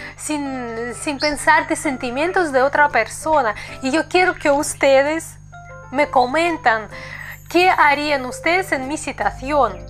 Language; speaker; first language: Spanish; non-native, fluent; Russian